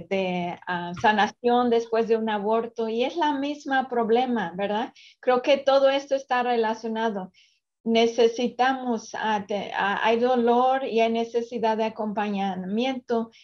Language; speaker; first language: Spanish; early bilingual, other home language; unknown